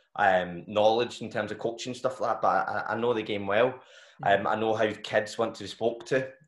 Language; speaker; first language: English; native; English